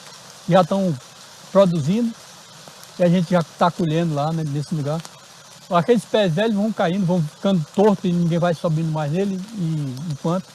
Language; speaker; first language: Portuguese; native; Portuguese